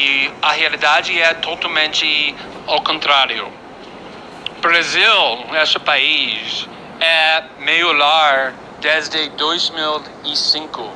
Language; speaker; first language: Portuguese; non-native, fluent; English